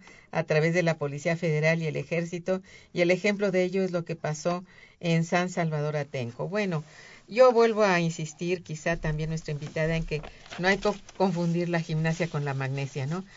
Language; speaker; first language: Spanish; native; Spanish